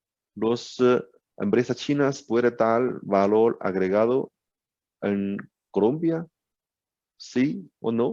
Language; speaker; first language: Spanish; non-native, learner; Chinese